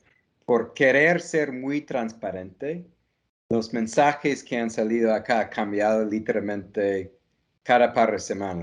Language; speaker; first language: Spanish; non-native, fluent; English